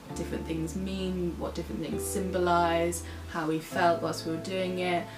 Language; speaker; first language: English; native; English